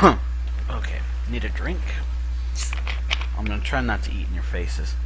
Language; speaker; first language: English; native; English